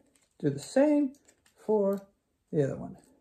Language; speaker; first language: English; native; English